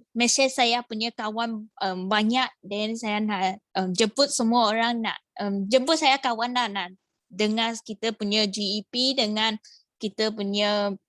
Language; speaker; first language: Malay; non-native, local second language; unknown